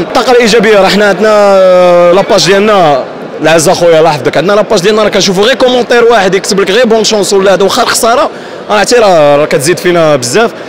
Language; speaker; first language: Arabic; native; Arabic